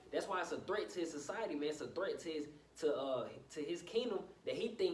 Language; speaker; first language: English; native; English